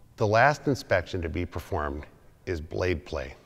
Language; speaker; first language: English; native; English